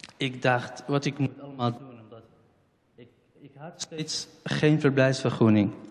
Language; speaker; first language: Dutch; non-native, fluent; Central Kurdish